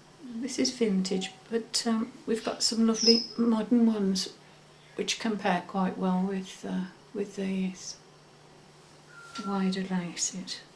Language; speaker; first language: English; native; English